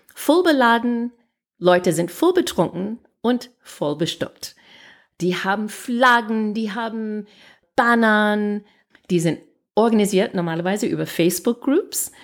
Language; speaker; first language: German; non-native, fluent; English